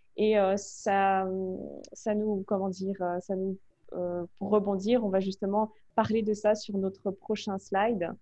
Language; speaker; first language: French; native; French